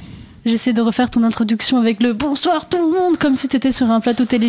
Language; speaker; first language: French; native; French